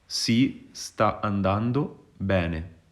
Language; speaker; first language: Italian; non-native, fluent; Wolof